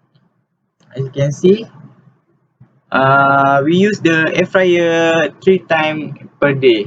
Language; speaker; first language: English; non-native, local second language; Malay